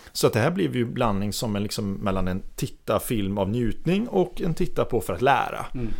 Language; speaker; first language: Swedish; native; Swedish